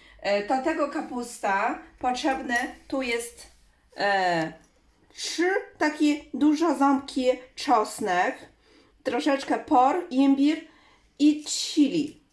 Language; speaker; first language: Polish; non-native, learner; Chinese